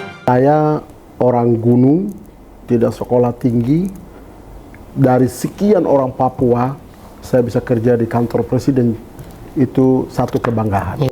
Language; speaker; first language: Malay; non-native, local second language; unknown